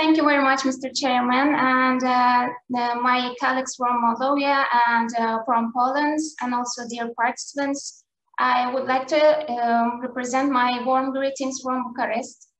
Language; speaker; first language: English; non-native, fluent; Turkish